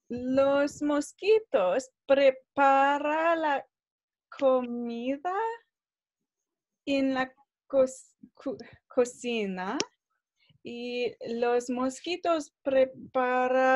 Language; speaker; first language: Spanish; non-native, learner; English